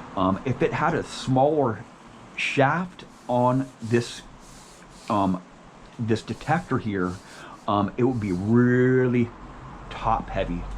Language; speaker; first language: English; native; English